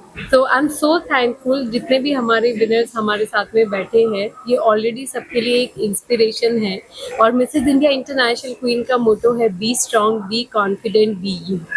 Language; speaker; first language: Hindi; native; Hindi